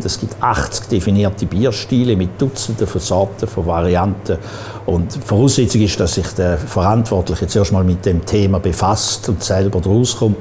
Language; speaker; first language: German; native; German